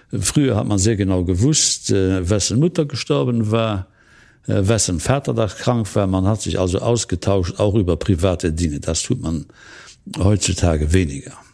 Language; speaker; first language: German; non-native, local second language; Luxembourgish